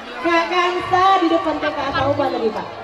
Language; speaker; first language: Malay; native; Malay